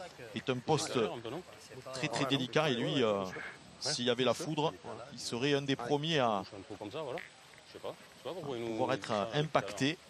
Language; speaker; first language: French; native; French